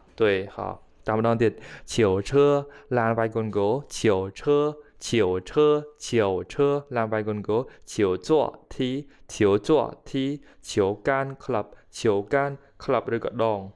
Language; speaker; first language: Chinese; non-native, fluent; Khmer